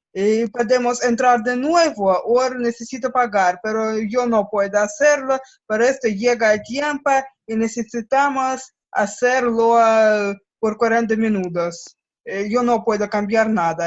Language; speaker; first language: Spanish; non-native, learner; Russian